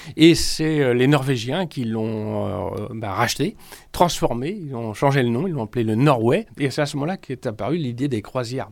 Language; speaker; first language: French; native; French